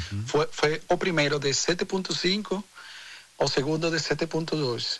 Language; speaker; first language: Portuguese; non-native, fluent; Spanish